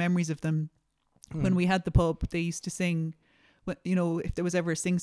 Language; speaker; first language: English; native; English